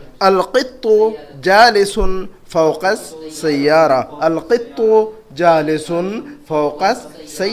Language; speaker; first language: Arabic; non-native, fluent; Urdu